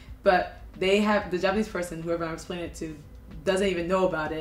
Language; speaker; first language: English; early bilingual, other home language; Japanese